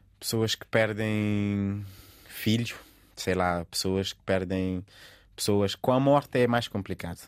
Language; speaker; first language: Portuguese; non-native, local second language; Kabuverdianu